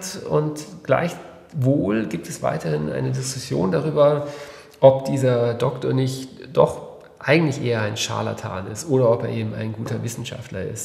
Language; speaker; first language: German; native; German